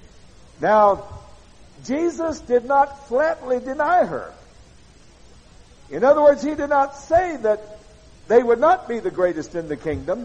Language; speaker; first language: English; native; English